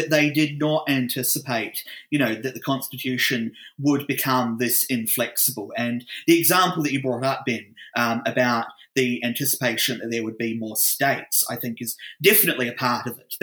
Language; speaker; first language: English; native; English